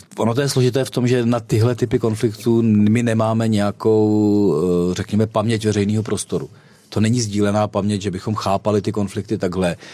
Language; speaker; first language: Czech; native; Czech